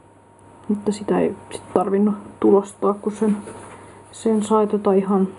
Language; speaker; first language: Finnish; native; Finnish